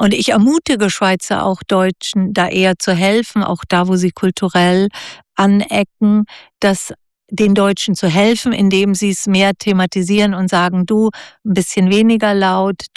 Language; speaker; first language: German; native; German